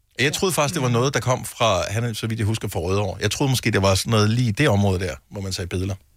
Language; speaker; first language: Danish; native; Danish